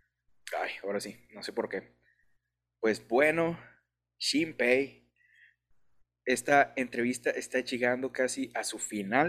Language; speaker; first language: Spanish; native; Spanish